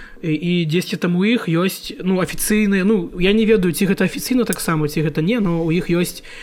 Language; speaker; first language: Belarusian; non-native, local second language; Russian